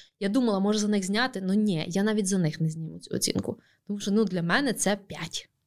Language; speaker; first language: Ukrainian; native; Ukrainian